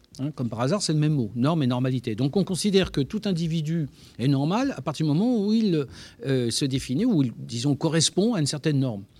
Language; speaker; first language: French; native; French